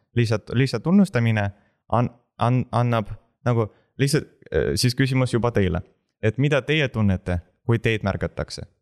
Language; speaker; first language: Estonian; non-native, local second language; Russian